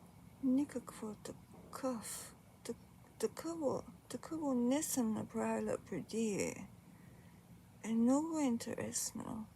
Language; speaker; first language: Bulgarian; early bilingual, heritage; Bulgarian